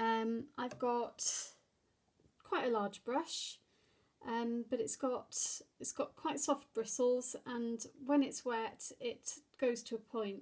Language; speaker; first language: English; native; English